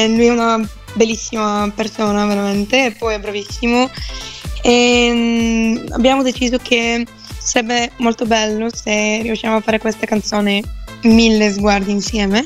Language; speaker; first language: Italian; non-native, fluent; Bulgarian